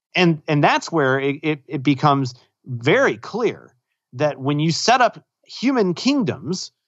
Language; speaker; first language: English; native; English